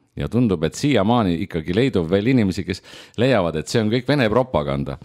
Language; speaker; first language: Estonian; native; Estonian